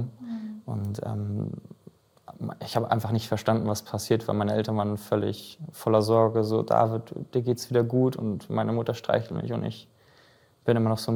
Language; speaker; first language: German; native; German